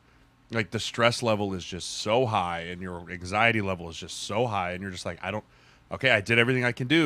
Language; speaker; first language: English; native; English